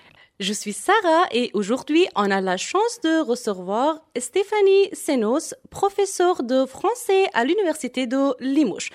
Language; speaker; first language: French; non-native, fluent; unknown